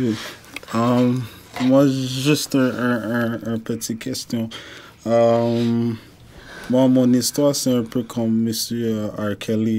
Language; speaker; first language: French; non-native, fluent; English